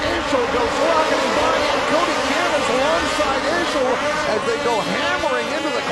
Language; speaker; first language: English; native; English